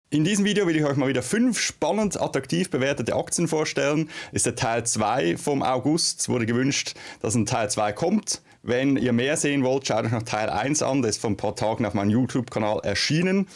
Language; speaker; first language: German; native; German